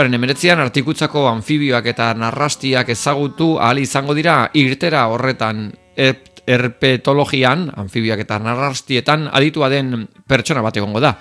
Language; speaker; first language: Basque; native; Basque